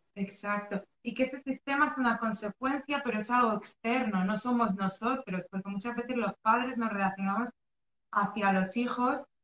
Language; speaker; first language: Spanish; early bilingual, other home language; Arabic